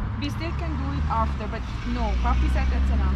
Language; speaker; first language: English; non-native, learner; Swiss German